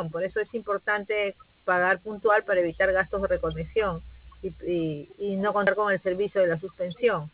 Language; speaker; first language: Spanish; native; Spanish